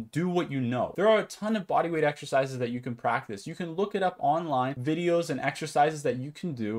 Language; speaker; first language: English; native; English